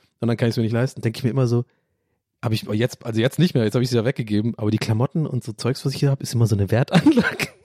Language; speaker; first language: German; non-native, fluent; English